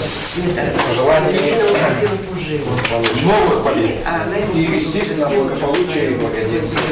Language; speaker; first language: Russian; native; Russian